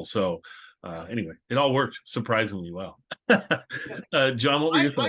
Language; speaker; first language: English; native; English